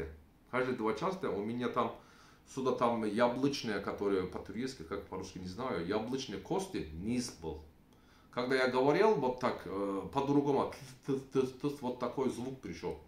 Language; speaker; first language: Russian; non-native, learner; Turkish